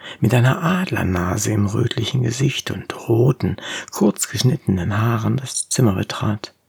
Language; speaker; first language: German; native; German